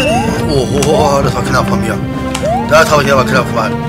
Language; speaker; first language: German; native; German